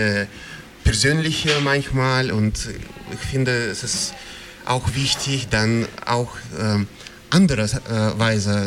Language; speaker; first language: German; non-native, fluent; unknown